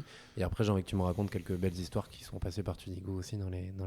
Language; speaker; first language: French; native; French